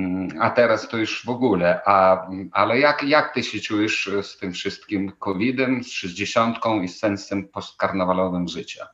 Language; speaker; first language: Polish; non-native, fluent; Ukrainian